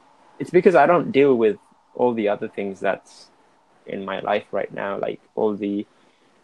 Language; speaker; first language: English; native; English